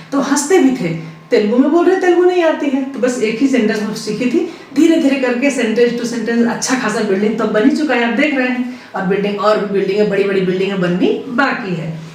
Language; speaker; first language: Hindi; native; Hindi